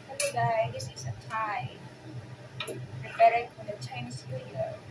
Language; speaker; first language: English; non-native, learner; Filipino